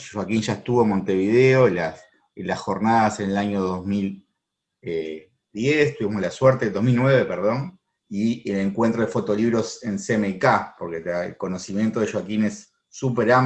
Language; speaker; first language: Spanish; native; Spanish